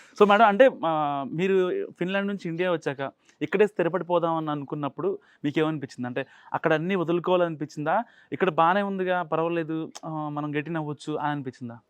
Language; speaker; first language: Telugu; native; Telugu